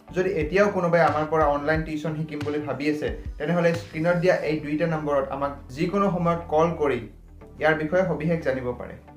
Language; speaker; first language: Assamese; native; Assamese